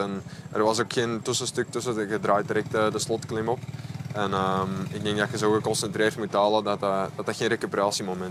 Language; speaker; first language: Dutch; native; Dutch